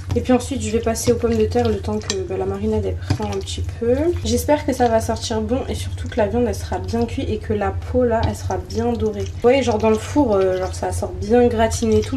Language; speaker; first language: French; early bilingual, other home language; Arabic